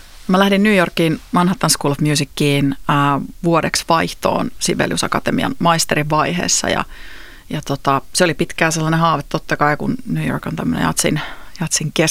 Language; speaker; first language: Finnish; native; Finnish